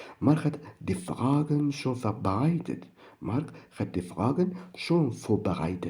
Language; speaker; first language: German; non-native, learner; Turkish